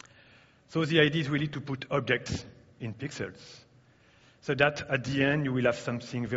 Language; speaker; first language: English; non-native, fluent; French